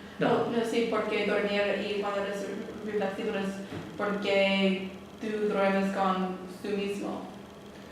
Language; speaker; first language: Spanish; non-native, learner; English